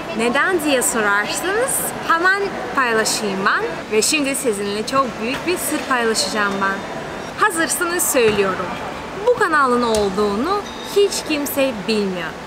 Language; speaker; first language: Turkish; non-native, fluent; Russian